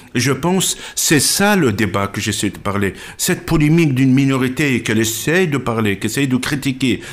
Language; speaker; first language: French; non-native, local second language; Arabic